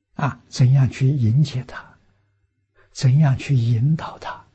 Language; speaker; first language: Chinese; native; Chinese